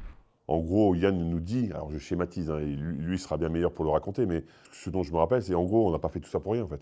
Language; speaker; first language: French; native; French